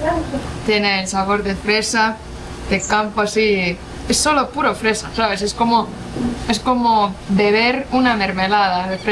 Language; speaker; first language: Spanish; non-native, fluent; Estonian